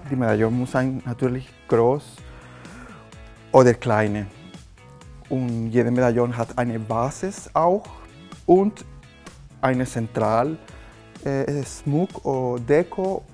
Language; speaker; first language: German; non-native, learner; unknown